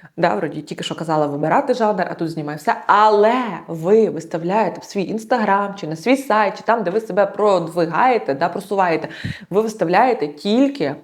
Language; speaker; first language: Ukrainian; non-native, local second language; Russian